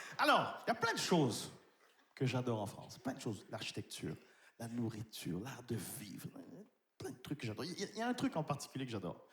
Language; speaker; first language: French; native; French